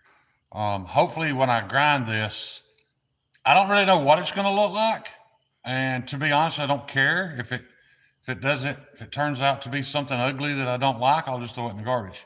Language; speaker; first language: English; native; English